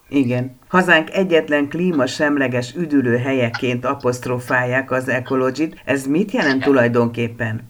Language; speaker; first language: Hungarian; native; Hungarian